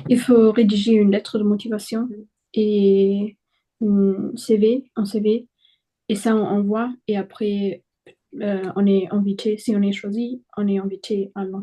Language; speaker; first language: French; non-native, fluent; German